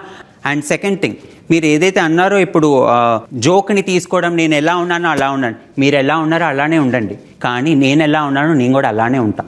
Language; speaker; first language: Telugu; native; Telugu